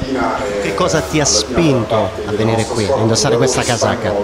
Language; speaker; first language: Italian; native; Italian